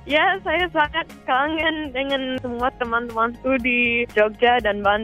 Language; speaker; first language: Indonesian; non-native, fluent; English